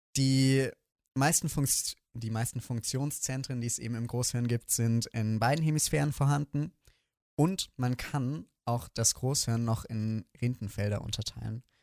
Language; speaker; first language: German; native; German